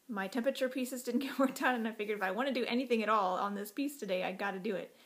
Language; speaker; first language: English; native; English